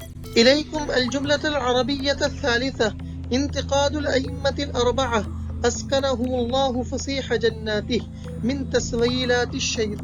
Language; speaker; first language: Arabic; non-native, fluent; Urdu